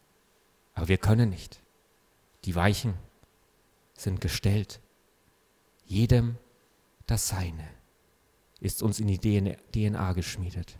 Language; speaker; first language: German; native; German